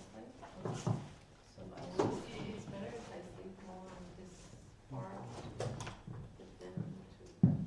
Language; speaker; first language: English; non-native, learner; French